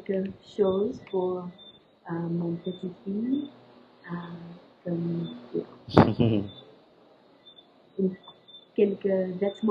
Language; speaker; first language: French; non-native, learner; English